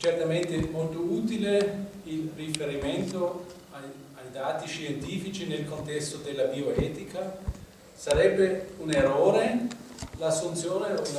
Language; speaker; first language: Italian; non-native, fluent; German